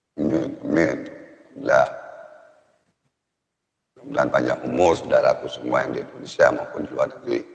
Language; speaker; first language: Indonesian; native; Indonesian